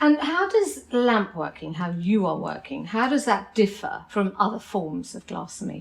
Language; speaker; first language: English; native; English